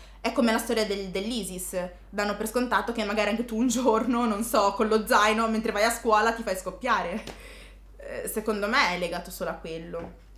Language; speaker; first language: Italian; early bilingual, other home language; Arabic